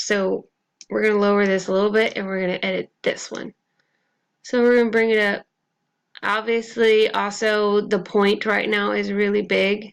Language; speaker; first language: English; native; English